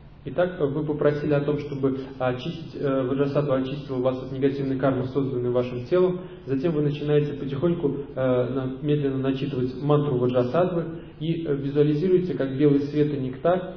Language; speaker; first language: Russian; native; Russian